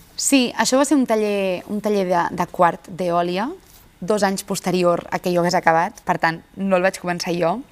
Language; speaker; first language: Catalan; native; Catalan